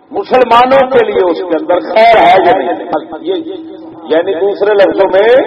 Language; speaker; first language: Urdu; non-native, local second language; Punjabi